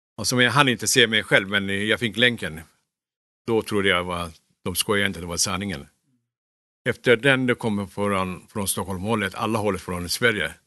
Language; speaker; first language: Swedish; non-native, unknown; Turkish